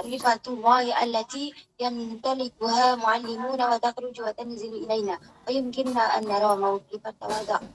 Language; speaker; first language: Arabic; non-native, learner; Indonesian